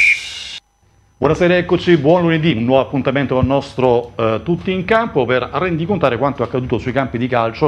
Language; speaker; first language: Italian; native; Italian